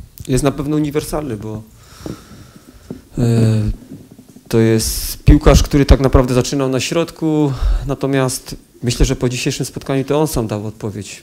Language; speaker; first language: Polish; native; Polish